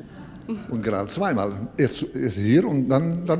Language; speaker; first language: German; non-native, learner; Dutch